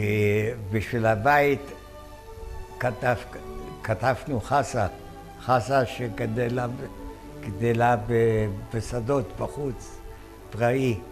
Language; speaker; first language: Hebrew; non-native, fluent; German